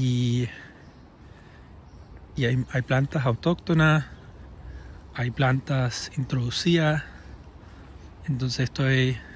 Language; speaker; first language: Spanish; early bilingual, heritage; English